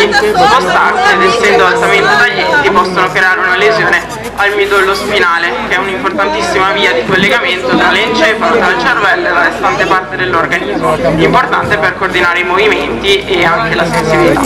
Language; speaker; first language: Italian; native; Italian